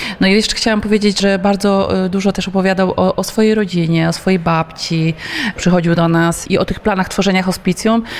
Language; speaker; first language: Polish; native; Polish